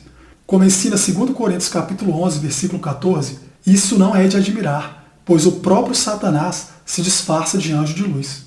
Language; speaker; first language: Portuguese; native; Portuguese